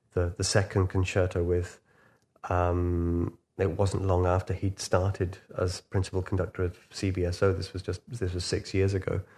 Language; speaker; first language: English; native; English